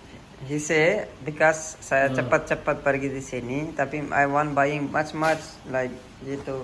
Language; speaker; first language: Indonesian; non-native, learner; Urdu